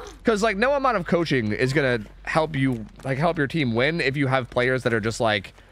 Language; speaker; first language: English; native; English